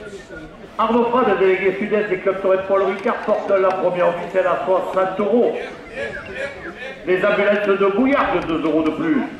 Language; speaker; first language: French; native; French